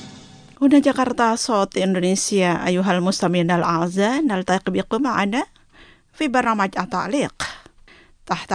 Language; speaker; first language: Arabic; non-native, fluent; Indonesian